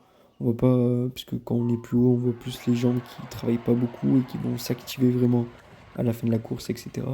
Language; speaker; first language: French; native; French